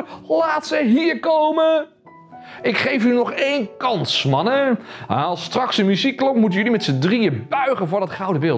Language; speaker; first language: Dutch; native; Dutch